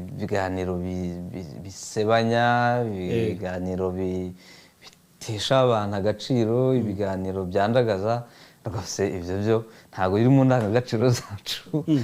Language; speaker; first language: Kinyarwanda; native; Kinyarwanda